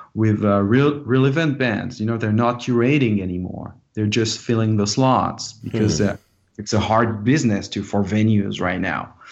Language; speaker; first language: English; non-native, fluent; French